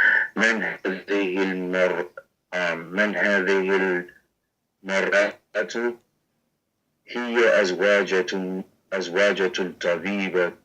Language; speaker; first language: Arabic; non-native, learner; English